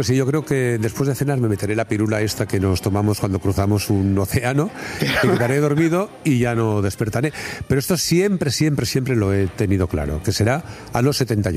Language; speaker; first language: Spanish; native; Spanish